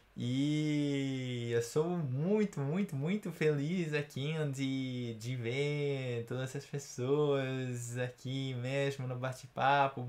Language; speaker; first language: Portuguese; non-native, fluent; Italian